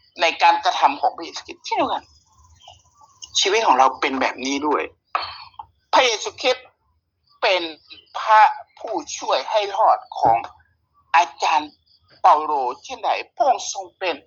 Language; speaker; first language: Thai; native; Thai